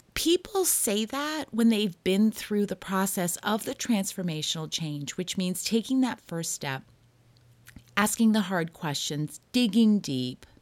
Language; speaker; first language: English; native; English